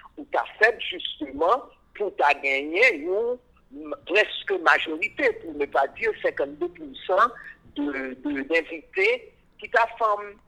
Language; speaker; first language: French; non-native, local second language; Haitian Creole